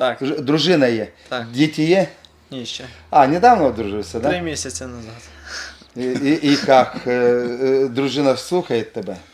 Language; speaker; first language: Ukrainian; non-native, local second language; Russian